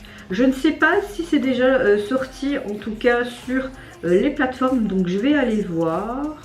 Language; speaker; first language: French; native; French